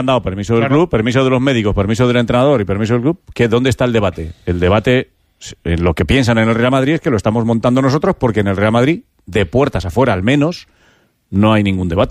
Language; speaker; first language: Spanish; native; Spanish